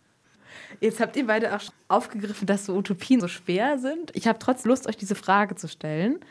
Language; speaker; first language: German; native; German